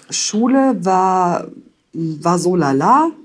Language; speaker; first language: German; native; German